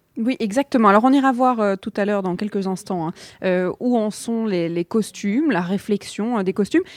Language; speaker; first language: French; native; French